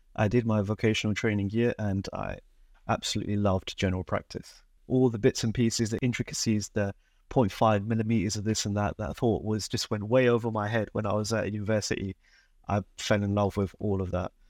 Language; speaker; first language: English; native; English